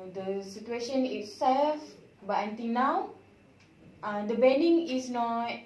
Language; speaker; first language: English; non-native, learner; Malay